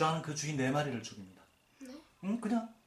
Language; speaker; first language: Korean; native; Korean